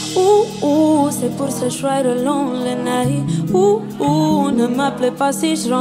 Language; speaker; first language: English; early bilingual, other home language; Spanish